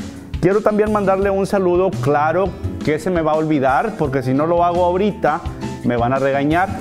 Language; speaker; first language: Spanish; native; Spanish